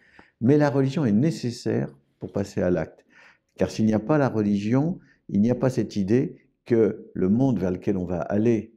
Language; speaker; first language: French; native; French